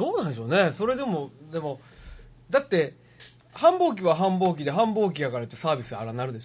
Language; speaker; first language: Japanese; native; Japanese